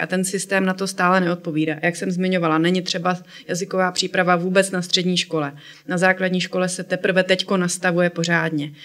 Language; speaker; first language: Czech; native; Czech